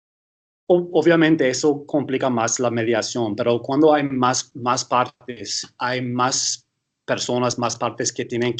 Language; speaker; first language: Spanish; early bilingual, heritage; English